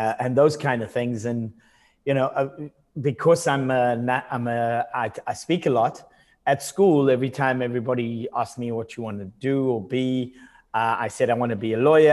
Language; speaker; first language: English; non-native, local second language; Zulu